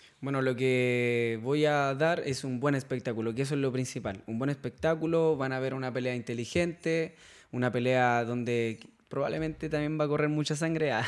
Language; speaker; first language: Spanish; native; Spanish